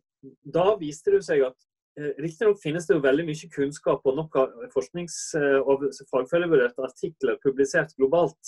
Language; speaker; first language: Norwegian; native; Norwegian